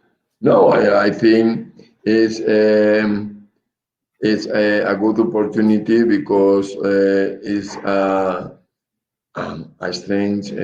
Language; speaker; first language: English; non-native, learner; Spanish